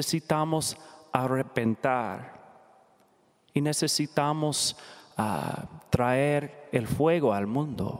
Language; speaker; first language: Spanish; non-native, learner; English